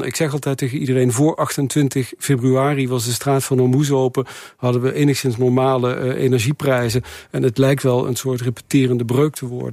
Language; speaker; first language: Dutch; native; Dutch